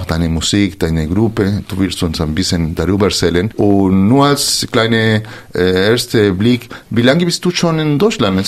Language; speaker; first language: German; non-native, fluent; Spanish